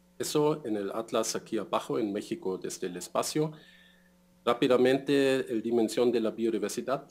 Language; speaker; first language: Spanish; non-native, fluent; German